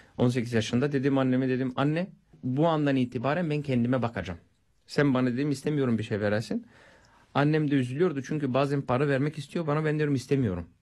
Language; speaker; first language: Turkish; non-native, fluent; Bulgarian